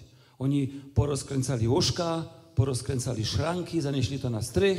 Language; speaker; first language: Polish; native; Polish